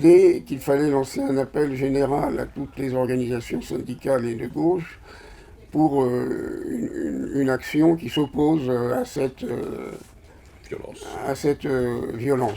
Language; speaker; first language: French; native; French